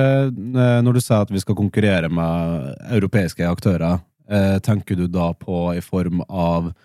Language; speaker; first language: Norwegian; native; Norwegian